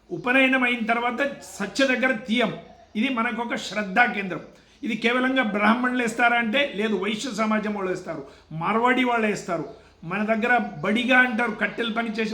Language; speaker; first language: Telugu; non-native, local second language; Kannada